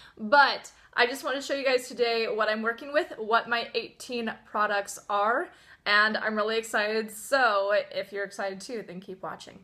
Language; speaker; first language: English; native; English